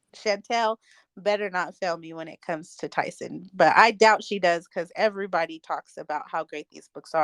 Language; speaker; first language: English; native; English